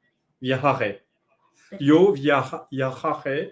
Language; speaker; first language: Spanish; non-native, learner; French